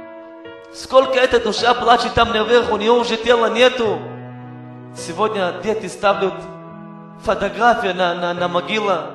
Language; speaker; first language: Russian; non-native, learner; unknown